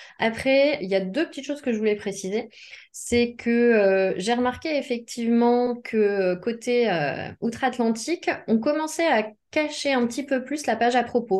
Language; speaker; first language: French; native; French